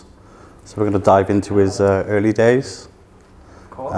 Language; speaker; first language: English; native; English